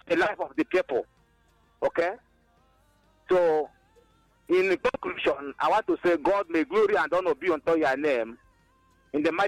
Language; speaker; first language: English; non-native, local second language; Igbo